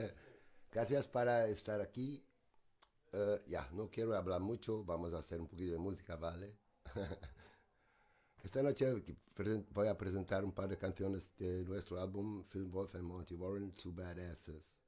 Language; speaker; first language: Spanish; non-native, learner; German